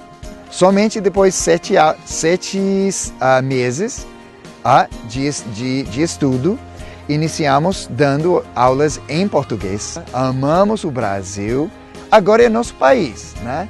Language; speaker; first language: Portuguese; non-native, fluent; English